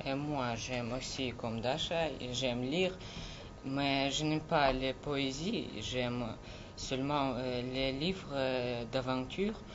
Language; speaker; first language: French; non-native, learner; Russian